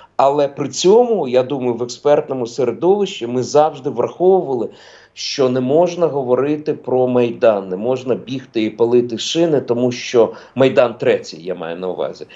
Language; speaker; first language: Ukrainian; non-native, local second language; Russian